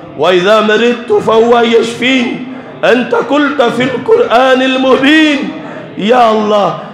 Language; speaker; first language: Arabic; non-native, fluent; Urdu